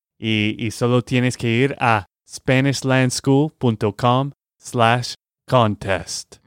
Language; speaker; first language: Spanish; non-native, learner; English